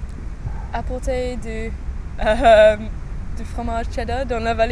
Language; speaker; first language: French; non-native, learner; English